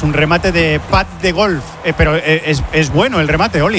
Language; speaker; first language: Spanish; native; Spanish